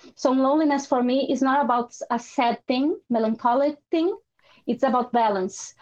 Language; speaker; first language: English; non-native, fluent; Portuguese